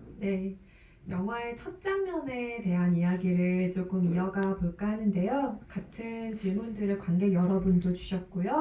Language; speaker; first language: Korean; native; Korean